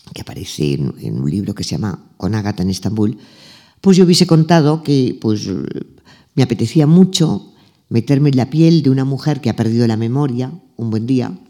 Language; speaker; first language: Spanish; native; Spanish